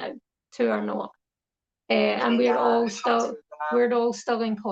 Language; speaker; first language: English; native; English